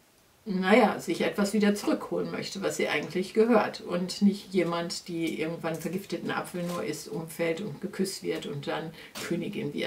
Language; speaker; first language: German; native; German